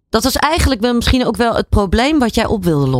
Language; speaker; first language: Dutch; native; Dutch